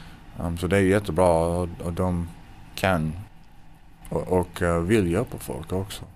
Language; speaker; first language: Swedish; non-native, fluent; English